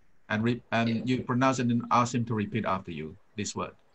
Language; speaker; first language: English; non-native, fluent; Thai